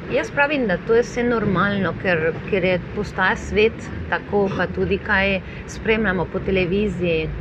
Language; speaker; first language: Slovenian; non-native, fluent; Spanish